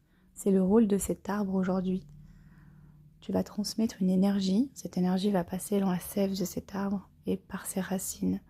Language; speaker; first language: French; native; French